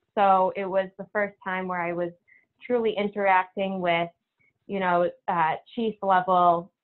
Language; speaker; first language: English; native; English